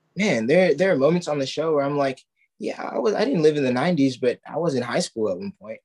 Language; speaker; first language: English; native; English